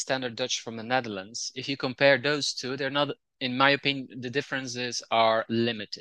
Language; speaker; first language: English; non-native, fluent; Dutch